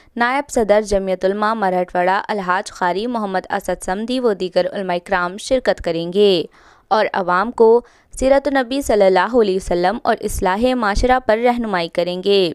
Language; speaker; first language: Urdu; native; Urdu